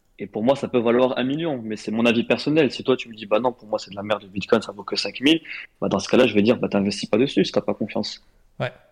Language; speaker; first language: French; non-native, local second language; Arabic